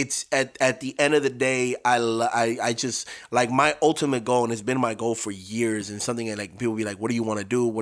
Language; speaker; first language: English; native; English